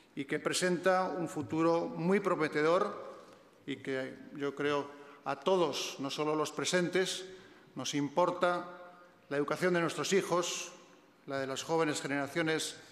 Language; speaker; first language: Spanish; native; Spanish